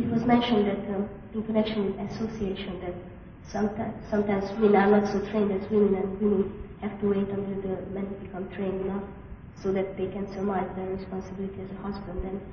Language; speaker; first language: English; non-native, fluent; Hungarian